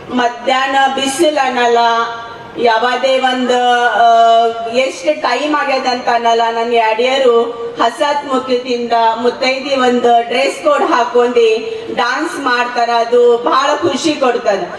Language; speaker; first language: Kannada; non-native, local second language; Lambadi